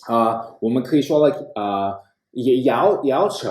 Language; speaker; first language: Chinese; non-native, fluent; English